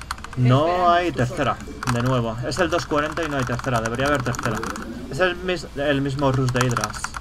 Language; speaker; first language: Spanish; native; Spanish